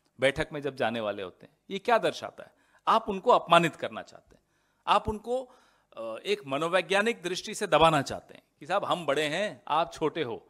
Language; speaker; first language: Hindi; native; Hindi